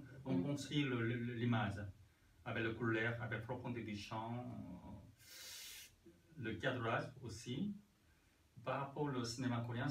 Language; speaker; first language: French; non-native, learner; Korean